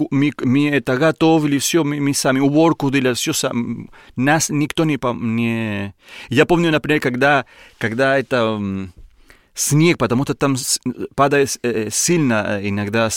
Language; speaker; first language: Russian; non-native, learner; Spanish